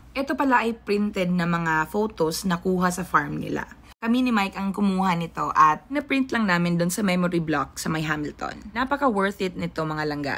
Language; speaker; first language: Filipino; non-native, local second language; Cebuano